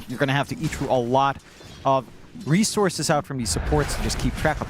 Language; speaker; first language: English; native; English